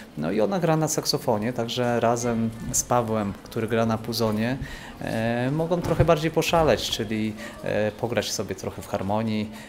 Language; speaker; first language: Polish; native; Polish